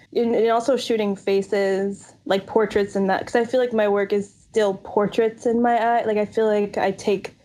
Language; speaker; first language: English; native; English